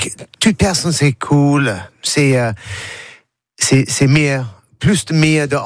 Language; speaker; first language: French; non-native, learner; English